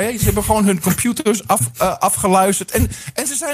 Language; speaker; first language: Dutch; early bilingual, heritage; Dutch